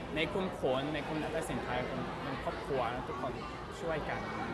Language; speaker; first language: Thai; non-native, learner; English